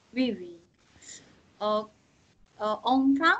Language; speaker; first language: French; non-native, learner; Korean